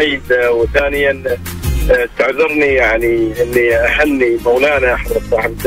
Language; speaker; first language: Arabic; native; Arabic